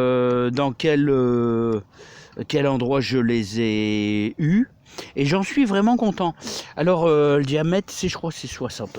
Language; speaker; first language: French; native; French